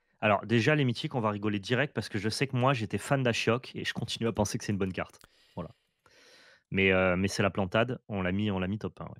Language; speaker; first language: French; native; French